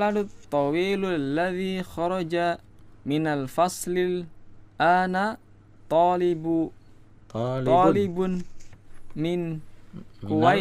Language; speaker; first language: Arabic; non-native, learner; Indonesian